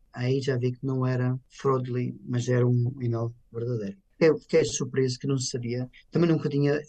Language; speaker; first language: Portuguese; native; Portuguese